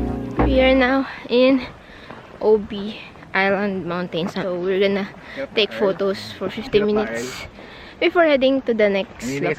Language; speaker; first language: English; non-native, local second language; Filipino